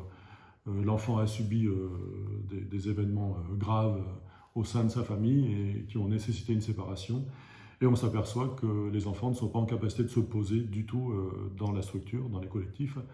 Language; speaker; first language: French; native; French